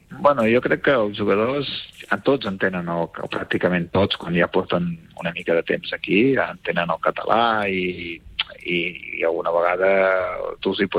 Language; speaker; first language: Catalan; native; Catalan